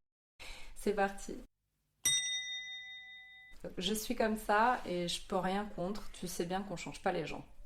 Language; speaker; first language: French; native; French